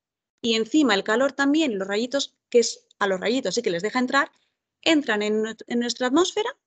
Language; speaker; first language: Spanish; native; Spanish